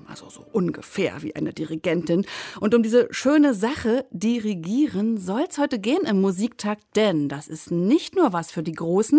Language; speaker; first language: German; native; German